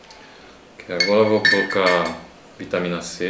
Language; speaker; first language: Portuguese; non-native, fluent; Japanese